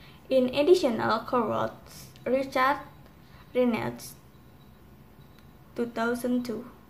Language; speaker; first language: English; non-native, learner; Indonesian